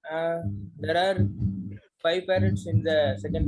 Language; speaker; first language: English; non-native, learner; Tamil